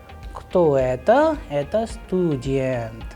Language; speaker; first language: Russian; non-native, fluent; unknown